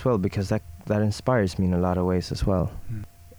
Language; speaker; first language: English; non-native, fluent; Swedish